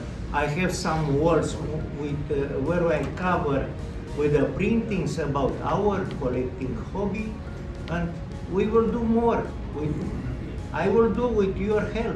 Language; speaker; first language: English; non-native, learner; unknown